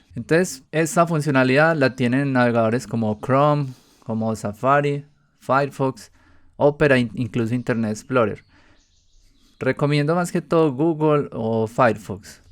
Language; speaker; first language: Spanish; native; Spanish